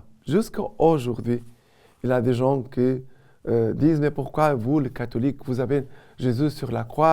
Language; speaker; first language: French; non-native, fluent; Portuguese